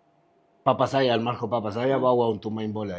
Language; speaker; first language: Indonesian; non-native, fluent; Spanish